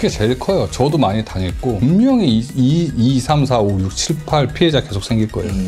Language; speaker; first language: Korean; native; Korean